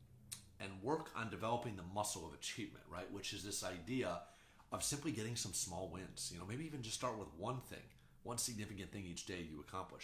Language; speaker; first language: English; native; English